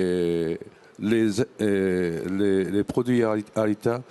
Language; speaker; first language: French; non-native, fluent; Japanese